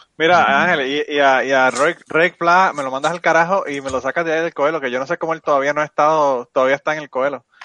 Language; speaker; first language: Spanish; native; Spanish